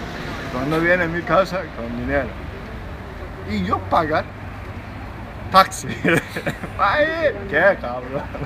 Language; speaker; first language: Spanish; non-native, learner; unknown